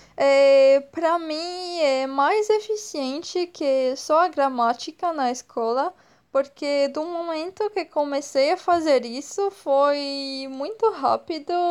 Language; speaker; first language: Portuguese; non-native, fluent; French